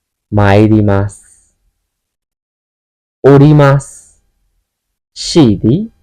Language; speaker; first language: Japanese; non-native, fluent; Burmese